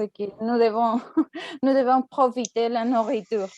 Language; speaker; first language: French; non-native, learner; Spanish